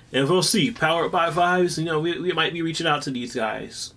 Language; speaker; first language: English; native; English